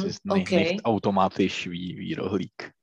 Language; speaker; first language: German; non-native, learner; Czech